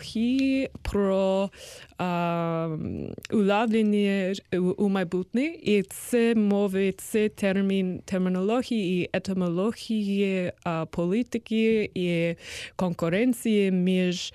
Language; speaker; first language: Ukrainian; non-native, learner; English